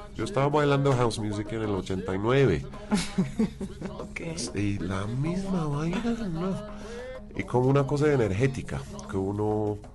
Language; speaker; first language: Spanish; non-native, fluent; English